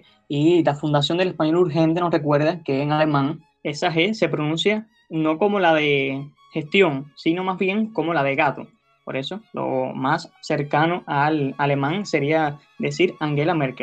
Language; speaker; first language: Spanish; native; Spanish